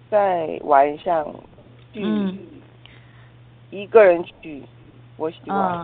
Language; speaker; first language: Chinese; non-native, learner; Korean